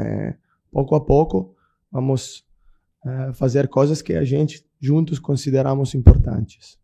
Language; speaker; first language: Portuguese; non-native, fluent; Italian